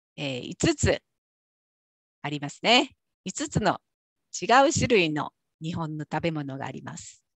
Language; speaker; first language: Japanese; native; Japanese